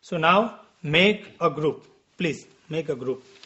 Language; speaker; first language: English; non-native, local second language; Gujarati